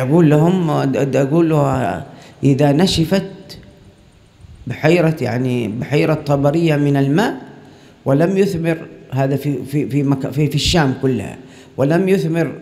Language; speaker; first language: Arabic; native; Arabic